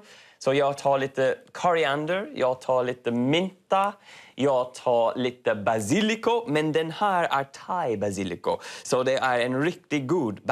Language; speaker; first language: Swedish; non-native, learner; English